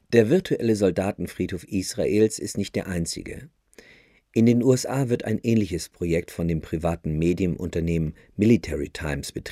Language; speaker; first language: German; native; German